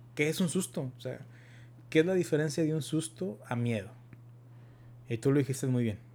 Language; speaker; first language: Spanish; early bilingual, heritage; Spanish